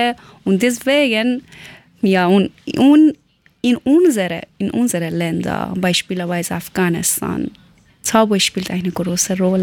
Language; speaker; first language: German; non-native, learner; Persian